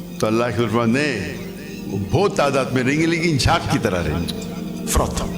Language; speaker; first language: Urdu; non-native, local second language; Konkani